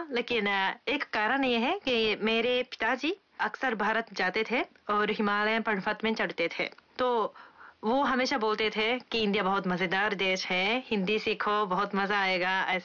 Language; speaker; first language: Hindi; non-native, fluent; Japanese